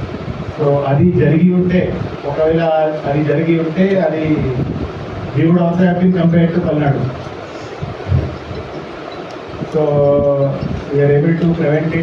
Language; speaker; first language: Telugu; native; Telugu